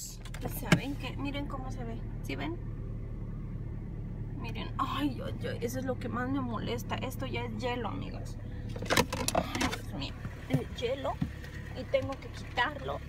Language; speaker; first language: Spanish; native; Spanish